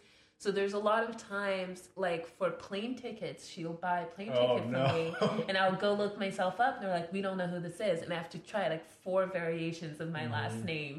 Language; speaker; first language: English; non-native, fluent; French